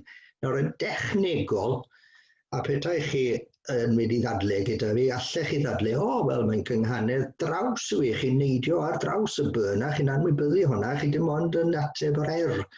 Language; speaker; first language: Welsh; native; Welsh